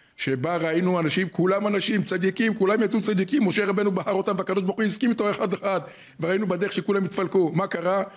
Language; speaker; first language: Hebrew; native; Hebrew